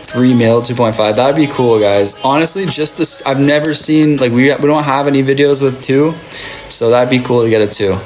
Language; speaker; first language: English; native; English